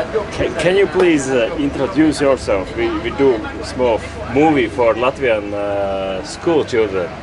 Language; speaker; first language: English; non-native, fluent; Latvian